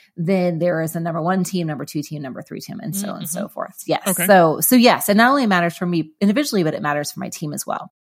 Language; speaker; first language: English; native; English